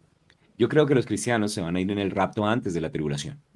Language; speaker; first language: Spanish; native; Spanish